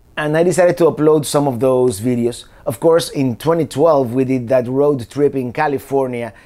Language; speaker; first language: English; non-native, fluent; Spanish